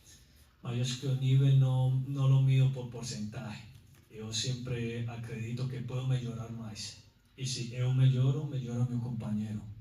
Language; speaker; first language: Portuguese; non-native, learner; Spanish